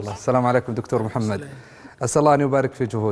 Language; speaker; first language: Arabic; native; Arabic